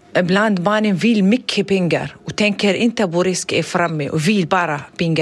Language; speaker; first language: Swedish; non-native, learner; Arabic